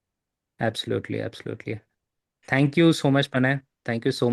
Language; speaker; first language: English; non-native, local second language; Hindi